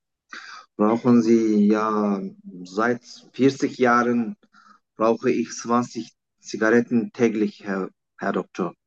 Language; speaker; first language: German; non-native, learner; Turkish